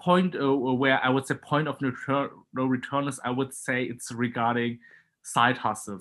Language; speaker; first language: English; non-native, fluent; German